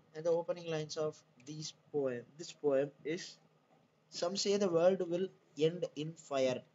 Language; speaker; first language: English; non-native, local second language; Tamil